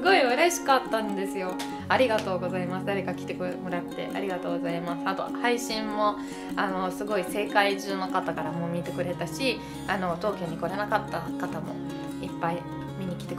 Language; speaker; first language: Japanese; non-native, fluent; Italian